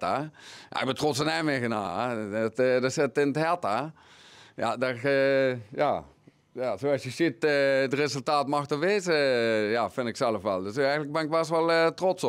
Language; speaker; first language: Dutch; native; Dutch